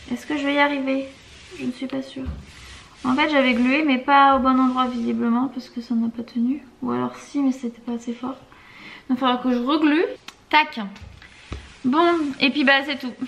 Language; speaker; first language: French; native; French